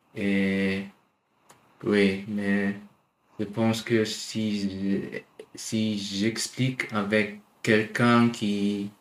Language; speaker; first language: French; non-native, learner; German